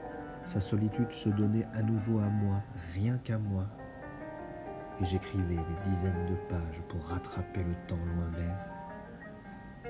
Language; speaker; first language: French; native; French